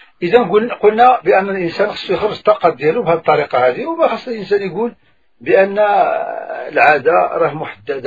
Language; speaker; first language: Arabic; native; Arabic